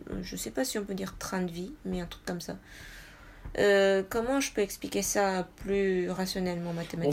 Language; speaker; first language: French; non-native, fluent; Japanese